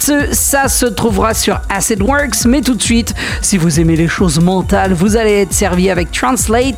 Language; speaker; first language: French; native; French